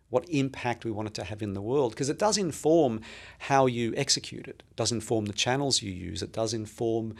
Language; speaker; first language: English; native; English